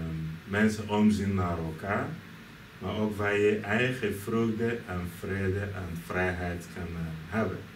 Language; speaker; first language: Dutch; non-native, fluent; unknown